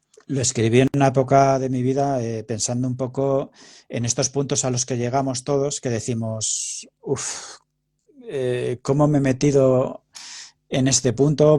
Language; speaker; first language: Spanish; native; Spanish